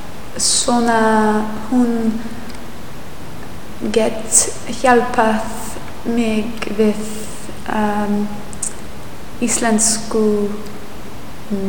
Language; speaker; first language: Icelandic; non-native, learner; English